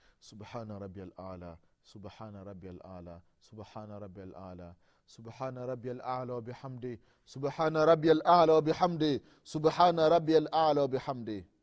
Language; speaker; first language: Swahili; native; Swahili